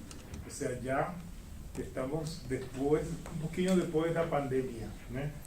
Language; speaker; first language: Portuguese; non-native, fluent; Spanish